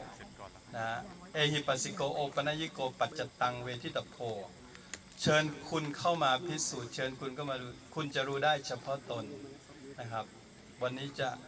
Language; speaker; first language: Thai; native; Thai